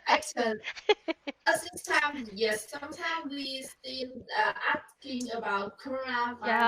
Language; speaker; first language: English; non-native, learner; Vietnamese